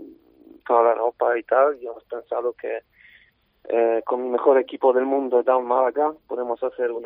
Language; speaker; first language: Spanish; non-native, fluent; Polish